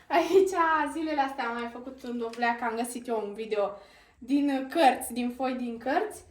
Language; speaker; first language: Romanian; native; Romanian